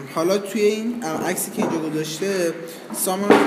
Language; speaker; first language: Persian; native; Persian